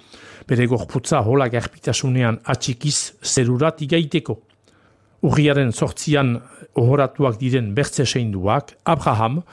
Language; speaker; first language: Basque; native; Basque